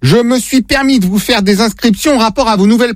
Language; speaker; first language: French; native; French